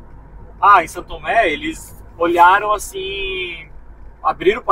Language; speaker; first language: Portuguese; native; Portuguese